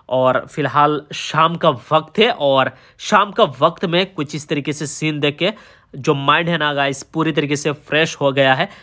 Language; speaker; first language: Hindi; non-native, local second language; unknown